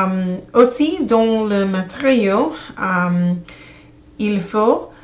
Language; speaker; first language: French; non-native, learner; English